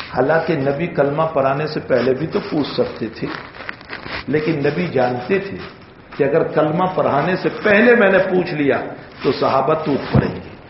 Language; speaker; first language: Urdu; native; Urdu